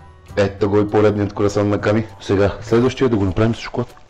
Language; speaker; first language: Bulgarian; native; Bulgarian